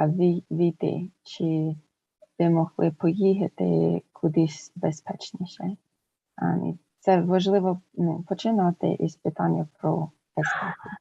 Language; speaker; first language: Ukrainian; early bilingual, heritage; English